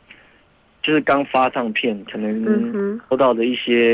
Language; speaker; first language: Chinese; native; Chinese